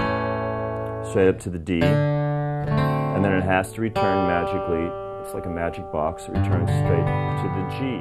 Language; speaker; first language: English; native; English